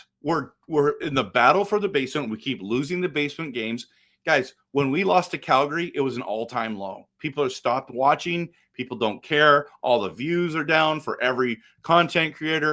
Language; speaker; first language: English; native; English